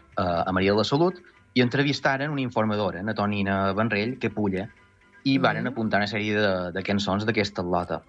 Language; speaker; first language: Catalan; native; Catalan